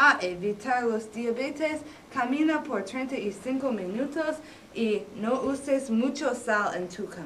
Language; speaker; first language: Spanish; non-native, learner; English